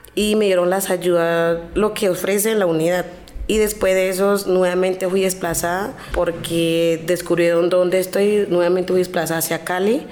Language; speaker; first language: Spanish; non-native, local second language; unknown